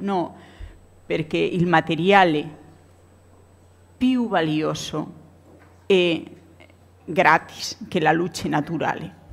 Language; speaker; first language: Italian; non-native, learner; Spanish